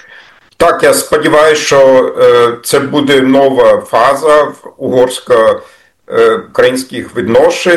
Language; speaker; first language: Ukrainian; non-native, fluent; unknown